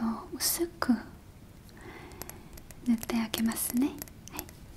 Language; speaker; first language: Japanese; non-native, fluent; Korean